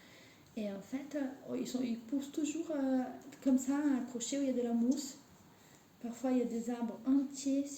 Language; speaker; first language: French; native; French